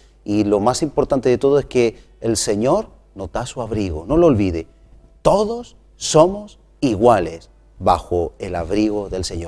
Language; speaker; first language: Spanish; native; Spanish